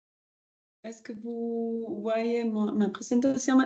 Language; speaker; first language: French; non-native, local second language; German